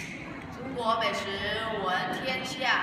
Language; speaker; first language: Chinese; early bilingual, heritage; Chinese